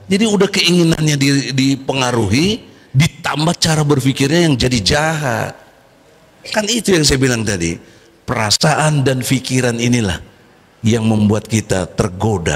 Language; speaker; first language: Indonesian; native; Indonesian